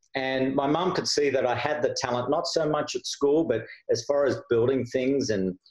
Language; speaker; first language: English; native; English